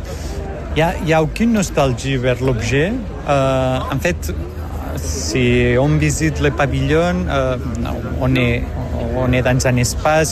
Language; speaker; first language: French; non-native, fluent; Spanish